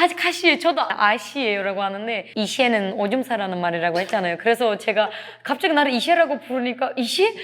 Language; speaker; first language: Korean; non-native, fluent; Turkish